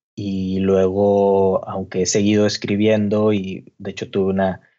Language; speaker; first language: Spanish; native; Spanish